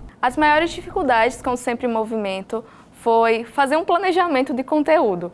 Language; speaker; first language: Portuguese; native; Portuguese